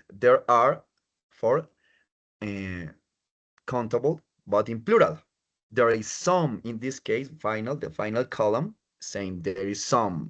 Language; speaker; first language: English; non-native, fluent; Spanish